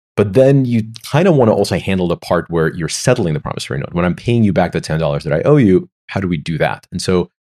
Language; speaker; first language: English; non-native, fluent; Ukrainian